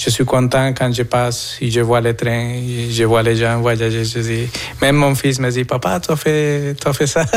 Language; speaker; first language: French; non-native, fluent; Spanish